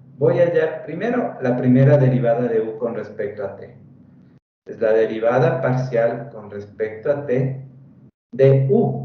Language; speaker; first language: Spanish; native; Spanish